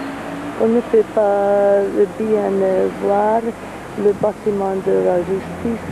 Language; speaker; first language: French; non-native, fluent; Hungarian